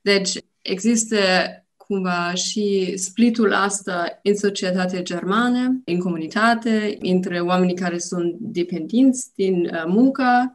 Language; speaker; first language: Romanian; non-native, learner; German